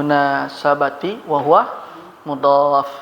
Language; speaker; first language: Arabic; non-native, fluent; Indonesian